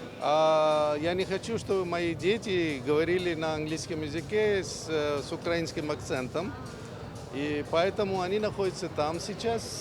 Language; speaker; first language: Russian; non-native, fluent; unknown